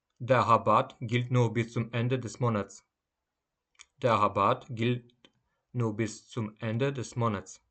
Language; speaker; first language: German; non-native, fluent; Ukrainian